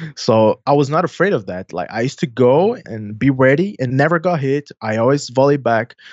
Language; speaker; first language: English; non-native, fluent; Portuguese